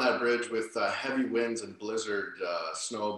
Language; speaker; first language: English; native; English